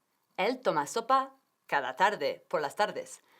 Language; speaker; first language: Spanish; non-native, fluent; English